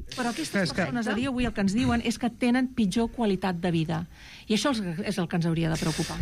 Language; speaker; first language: Catalan; non-native, local second language; Spanish